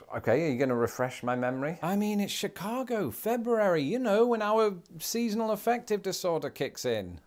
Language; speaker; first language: English; native; English